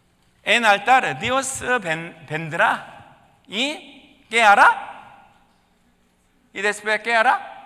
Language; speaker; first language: Spanish; non-native, learner; Korean